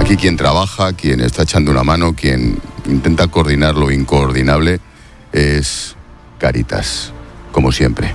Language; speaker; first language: Spanish; native; Spanish